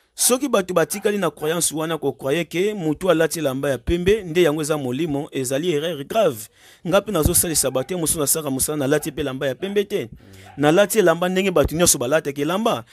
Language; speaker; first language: Lingala; non-native, local second language; Kongo